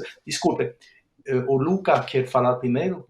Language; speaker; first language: Portuguese; non-native, fluent; Spanish